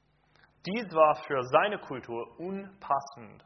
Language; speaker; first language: German; non-native, fluent; English